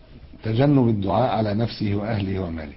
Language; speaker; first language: Arabic; native; Arabic